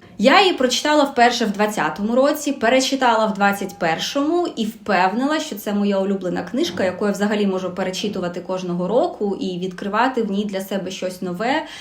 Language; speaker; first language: Ukrainian; non-native, local second language; Russian